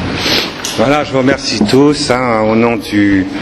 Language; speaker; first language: French; native; French